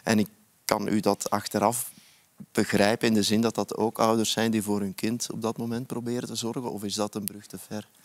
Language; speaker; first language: Dutch; native; Dutch